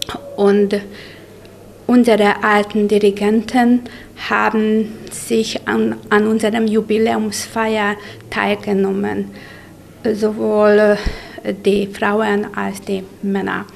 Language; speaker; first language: German; non-native, local second language; Hungarian